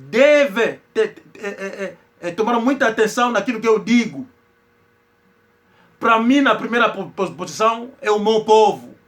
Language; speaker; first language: Portuguese; non-native, local second language; Kongo